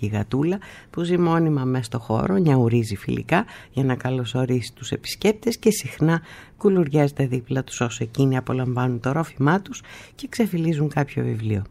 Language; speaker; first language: Greek; native; Greek